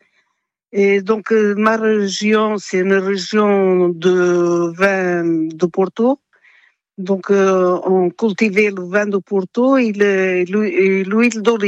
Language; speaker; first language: French; non-native, fluent; Portuguese